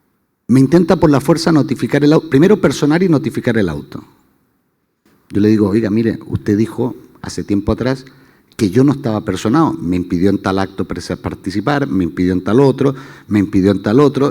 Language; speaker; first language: Spanish; native; Spanish